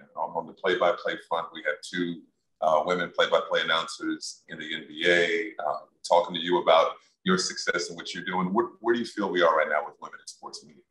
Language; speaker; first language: English; native; English